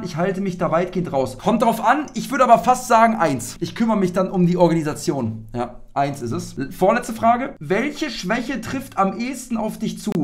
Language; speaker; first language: German; native; German